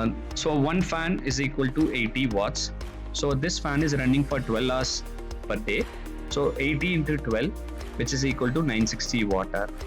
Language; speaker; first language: English; non-native, local second language; Tamil